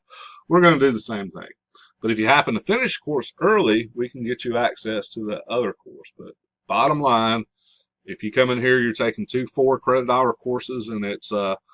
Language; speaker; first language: English; native; English